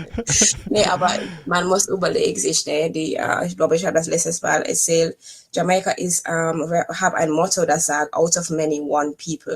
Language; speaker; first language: German; non-native, fluent; English